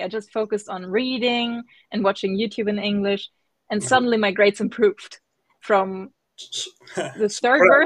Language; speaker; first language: English; non-native, fluent; German